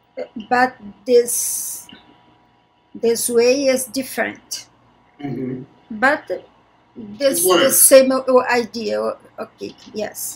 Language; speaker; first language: English; non-native, learner; Portuguese